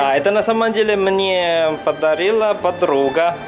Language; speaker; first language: Russian; non-native, fluent; Chinese